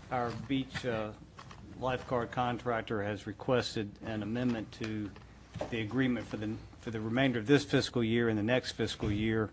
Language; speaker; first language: English; native; English